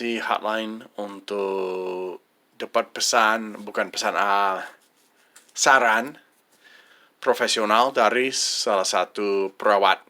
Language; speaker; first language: Indonesian; non-native, fluent; English